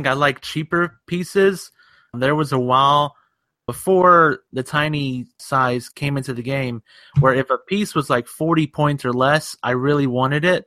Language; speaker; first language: English; native; English